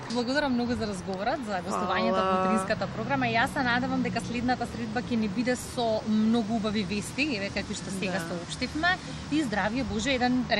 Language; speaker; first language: Macedonian; native; Macedonian